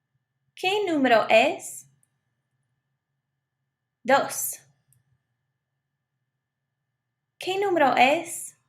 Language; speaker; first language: Spanish; non-native, fluent; English